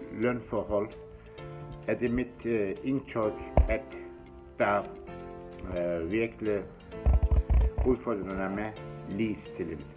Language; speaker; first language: Danish; non-native, fluent; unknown